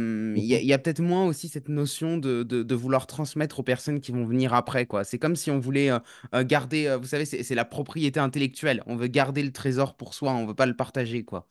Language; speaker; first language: French; native; French